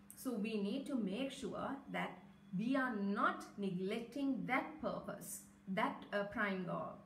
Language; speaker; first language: English; non-native, local second language; Sinhala